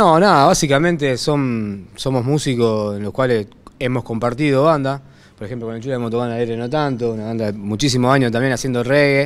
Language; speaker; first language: Spanish; native; Spanish